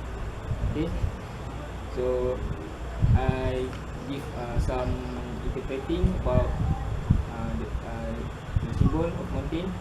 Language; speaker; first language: English; non-native, learner; Malay